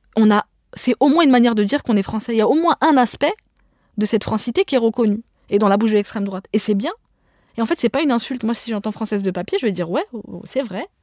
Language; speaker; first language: French; early bilingual, other home language; Arabic